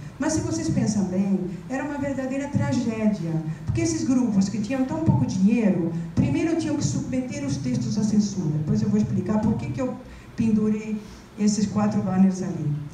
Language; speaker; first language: Portuguese; non-native, fluent; Spanish